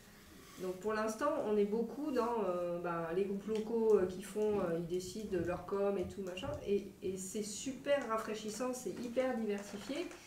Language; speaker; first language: French; native; French